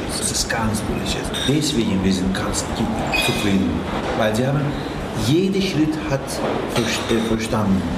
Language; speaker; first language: German; non-native, fluent; Turkish